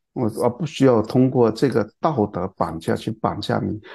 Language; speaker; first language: Chinese; non-native, local second language; Cantonese